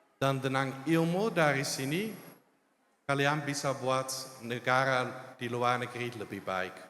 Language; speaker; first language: Indonesian; non-native, fluent; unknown